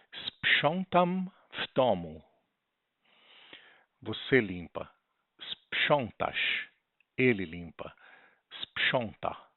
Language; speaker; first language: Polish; non-native, learner; Portuguese